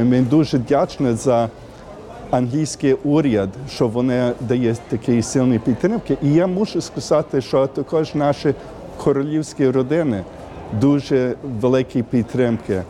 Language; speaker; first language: Ukrainian; early bilingual, heritage; Ukrainian